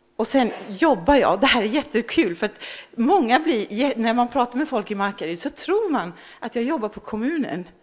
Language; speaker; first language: Swedish; early bilingual, other home language; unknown